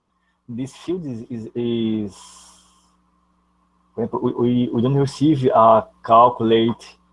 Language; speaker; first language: English; non-native, learner; Portuguese